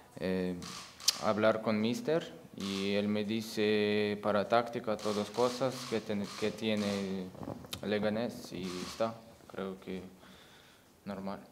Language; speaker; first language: Spanish; non-native, learner; Ukrainian